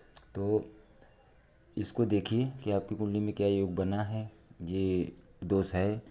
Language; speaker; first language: Hindi; native; Hindi